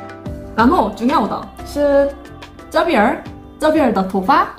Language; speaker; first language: Chinese; non-native, learner; Korean